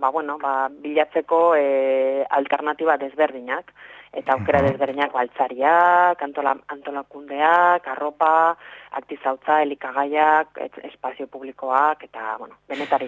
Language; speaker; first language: Basque; non-native, local second language; Spanish